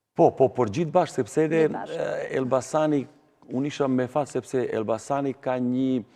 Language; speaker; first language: Albanian; non-native, learner; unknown